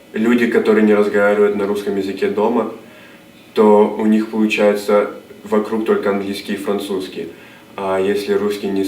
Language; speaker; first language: Russian; early bilingual, other home language; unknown